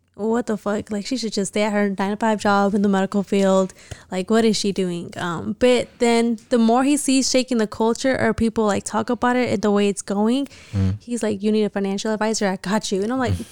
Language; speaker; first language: English; early bilingual, other home language; Spanish